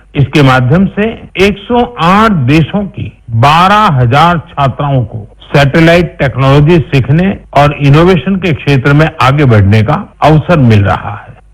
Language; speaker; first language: Hindi; non-native, local second language; Gujarati